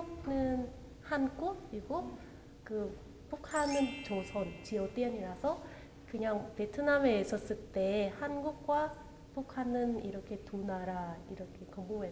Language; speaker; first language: Korean; non-native, local second language; Vietnamese